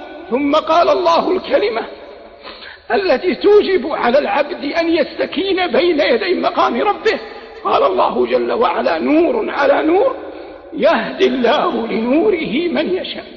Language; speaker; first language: Arabic; native; Arabic